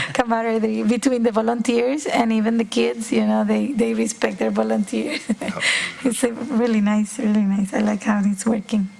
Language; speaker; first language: English; non-native, fluent; Spanish